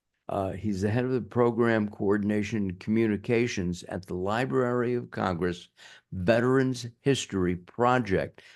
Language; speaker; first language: English; native; English